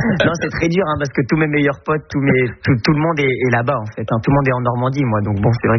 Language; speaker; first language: French; native; French